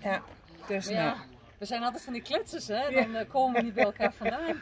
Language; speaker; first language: Dutch; native; Dutch